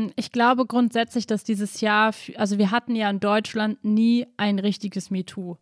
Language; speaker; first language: German; native; German